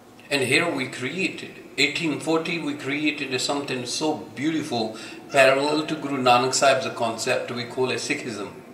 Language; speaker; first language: English; non-native, local second language; Punjabi